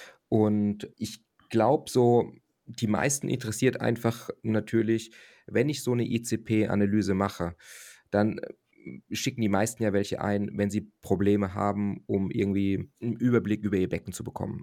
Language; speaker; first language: German; native; German